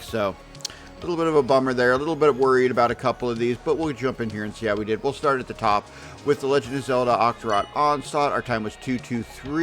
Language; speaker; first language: English; native; English